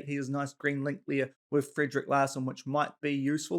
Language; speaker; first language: English; native; English